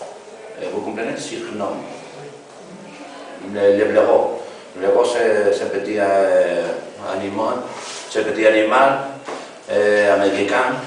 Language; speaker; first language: French; non-native, learner; Spanish